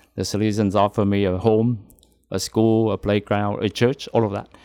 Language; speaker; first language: English; non-native, fluent; Vietnamese